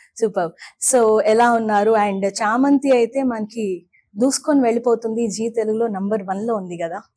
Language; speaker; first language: Telugu; native; Telugu